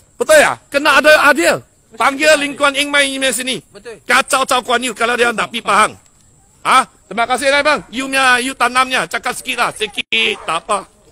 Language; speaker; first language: Malay; non-native, local second language; Chinese